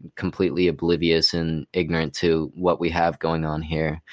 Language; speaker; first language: English; native; English